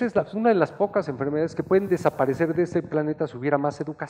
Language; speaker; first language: Spanish; native; Spanish